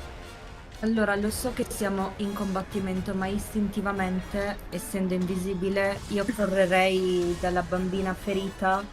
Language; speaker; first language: Italian; native; Italian